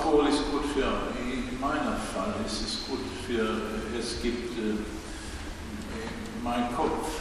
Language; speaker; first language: German; non-native, learner; Swedish